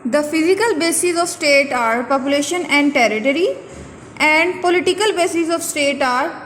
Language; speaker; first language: English; non-native, local second language; Urdu